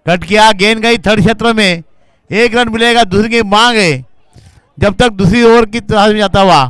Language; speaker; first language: Hindi; non-native, local second language; Marathi